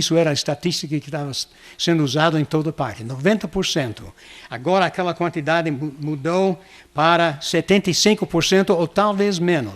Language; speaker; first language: Portuguese; non-native, fluent; English